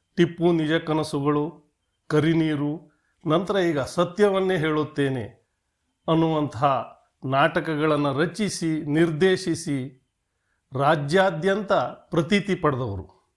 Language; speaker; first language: Kannada; native; Kannada